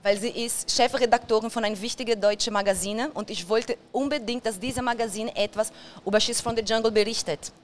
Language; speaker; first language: German; non-native, fluent; Portuguese